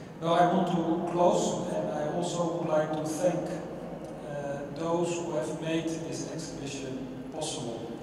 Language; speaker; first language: English; non-native, fluent; Dutch